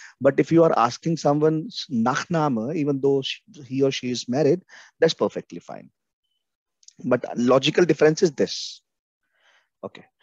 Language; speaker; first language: English; non-native, local second language; Hindi